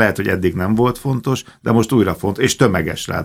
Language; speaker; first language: Hungarian; native; Hungarian